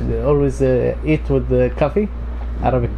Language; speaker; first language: English; non-native, fluent; Polish